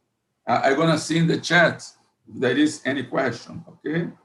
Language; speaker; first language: English; non-native, fluent; Portuguese